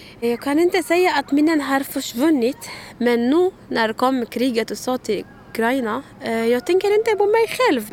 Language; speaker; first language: Swedish; non-native, learner; Arabic